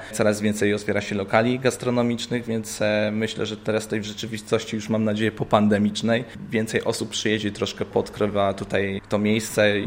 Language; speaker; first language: Polish; native; Polish